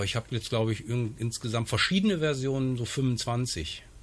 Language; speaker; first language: German; native; German